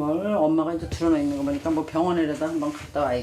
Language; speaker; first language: Korean; native; Korean